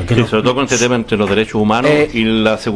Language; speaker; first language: Spanish; native; Spanish